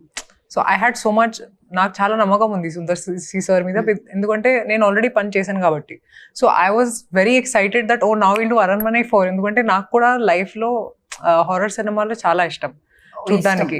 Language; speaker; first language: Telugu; non-native, learner; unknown